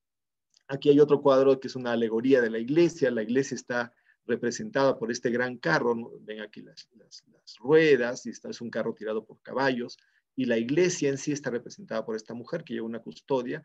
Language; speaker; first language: Spanish; native; Spanish